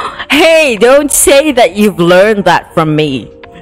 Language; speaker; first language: English; non-native, local second language; Filipino